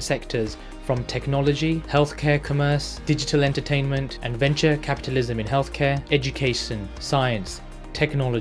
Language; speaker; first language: English; native; English